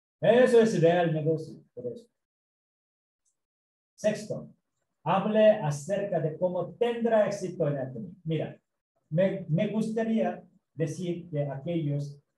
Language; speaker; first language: Spanish; non-native, learner; Korean